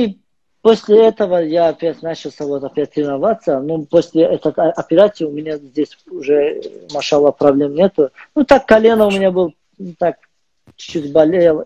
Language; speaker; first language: Russian; non-native, learner; Azerbaijani